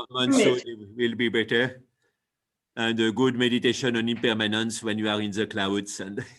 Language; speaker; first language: English; non-native, fluent; French